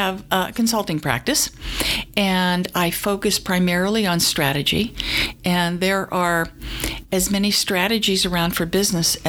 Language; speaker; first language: English; native; English